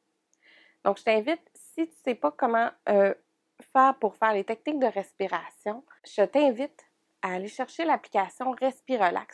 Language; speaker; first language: French; native; French